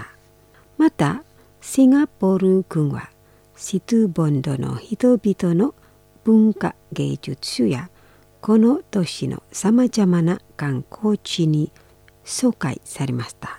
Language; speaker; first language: Japanese; non-native, fluent; Indonesian